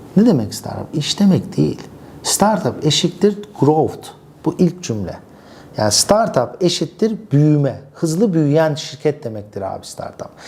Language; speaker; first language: Turkish; early bilingual, other home language; English